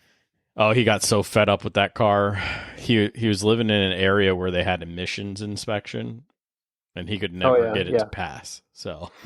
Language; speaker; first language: English; native; English